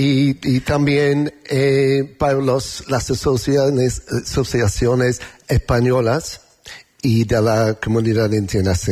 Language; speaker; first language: Spanish; non-native, learner; English